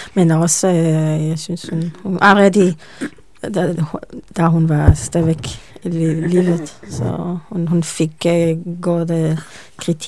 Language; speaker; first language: Danish; non-native, learner; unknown